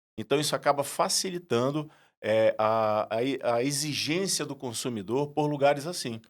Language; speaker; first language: Portuguese; native; Portuguese